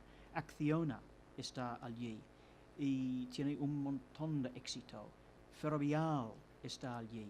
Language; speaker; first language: Spanish; non-native, fluent; English